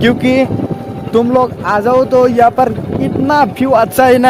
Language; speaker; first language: Hindi; non-native, local second language; Bodo